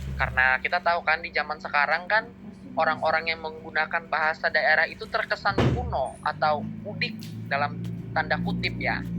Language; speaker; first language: Indonesian; non-native, local second language; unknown